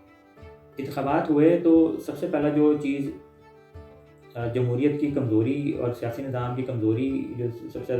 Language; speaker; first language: Urdu; native; Urdu